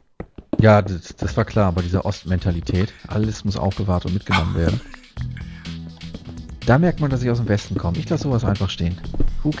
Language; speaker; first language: German; native; German